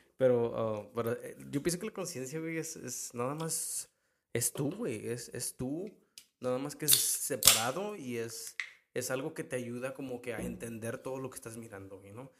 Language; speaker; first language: Spanish; early bilingual, heritage; Spanish